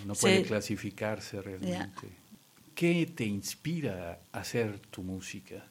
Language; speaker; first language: Spanish; native; Spanish